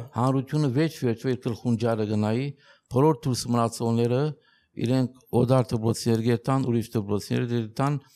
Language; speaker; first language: Armenian; native; Armenian